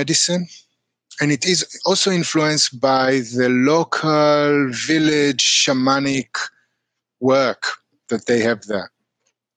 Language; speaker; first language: English; non-native, fluent; Hebrew